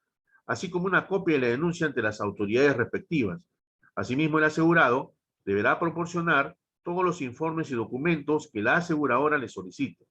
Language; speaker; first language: Spanish; native; Spanish